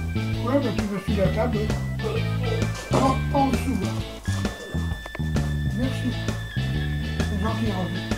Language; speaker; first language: French; native; French